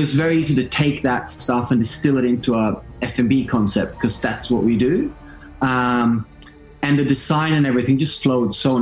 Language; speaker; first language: English; non-native, fluent; Norwegian